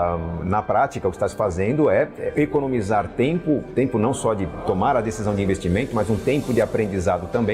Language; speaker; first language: Portuguese; native; Portuguese